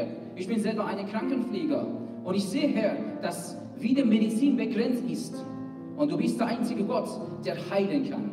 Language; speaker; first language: German; non-native, fluent; Persian